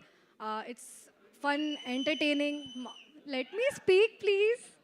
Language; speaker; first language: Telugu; non-native, fluent; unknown